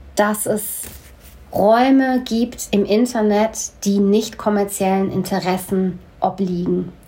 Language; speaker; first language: German; native; German